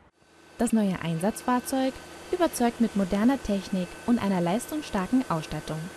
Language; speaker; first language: German; native; German